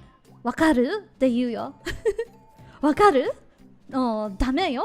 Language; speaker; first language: Japanese; non-native, learner; English